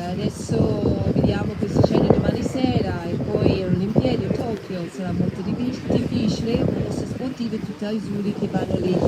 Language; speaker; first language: Italian; non-native, fluent; English